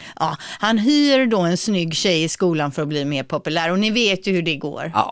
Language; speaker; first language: Swedish; native; Swedish